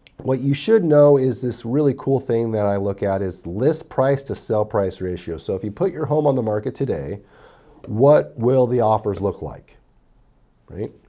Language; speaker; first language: English; native; English